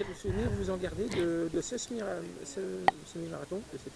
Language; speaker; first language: French; native; French